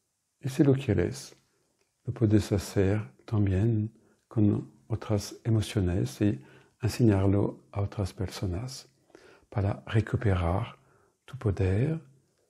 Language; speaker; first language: Spanish; non-native, fluent; French